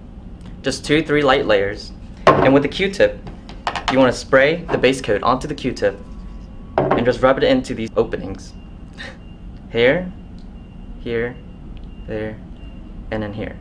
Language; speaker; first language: English; native; English